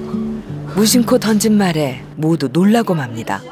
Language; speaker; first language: Korean; native; Korean